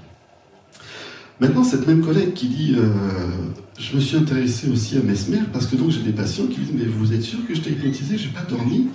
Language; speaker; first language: French; native; French